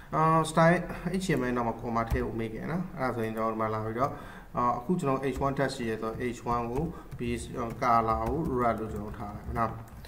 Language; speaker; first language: Burmese; native; Burmese